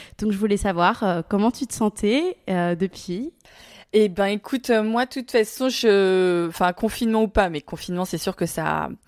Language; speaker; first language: French; early bilingual, other home language; Vietnamese